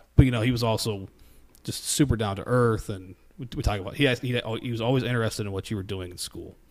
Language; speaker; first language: English; native; English